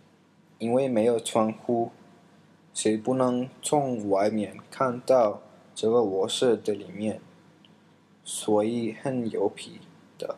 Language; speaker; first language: Chinese; non-native, learner; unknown